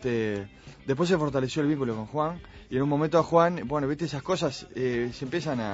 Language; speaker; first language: Spanish; native; Spanish